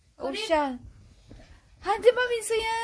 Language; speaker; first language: Korean; non-native, fluent; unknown